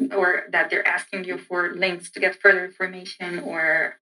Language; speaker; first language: English; non-native, fluent; Arabic